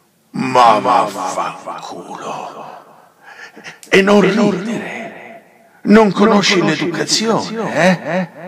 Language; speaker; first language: Italian; native; Italian